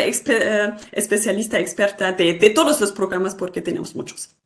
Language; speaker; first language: Spanish; non-native, fluent; German